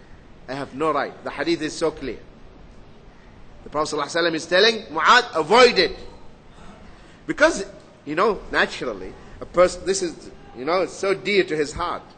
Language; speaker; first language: English; non-native, fluent; Arabic